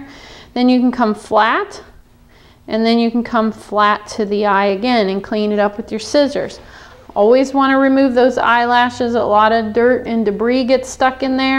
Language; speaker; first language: English; native; English